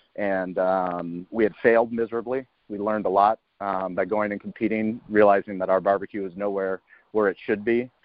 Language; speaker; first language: English; native; English